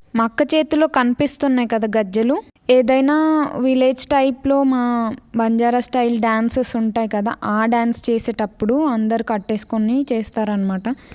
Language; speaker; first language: Telugu; non-native, local second language; Lambadi